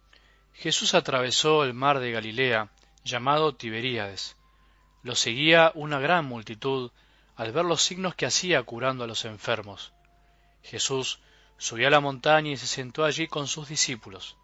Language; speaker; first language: Spanish; native; Spanish